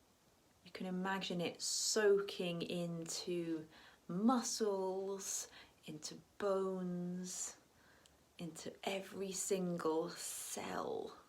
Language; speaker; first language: English; native; English